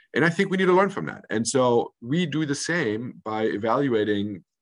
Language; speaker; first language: English; early bilingual, other home language; German